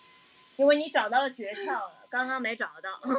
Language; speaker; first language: Chinese; native; Chinese